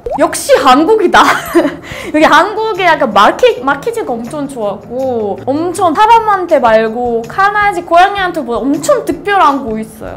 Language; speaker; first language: Korean; non-native, fluent; Russian